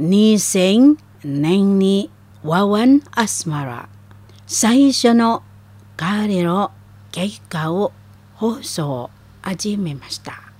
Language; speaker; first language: Japanese; non-native, learner; Indonesian